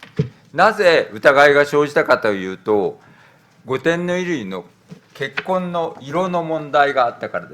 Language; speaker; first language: Japanese; native; Japanese